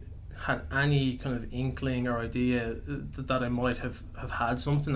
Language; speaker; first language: English; native; English